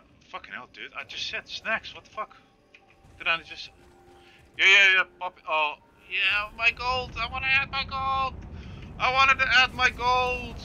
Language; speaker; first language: English; non-native, fluent; Dutch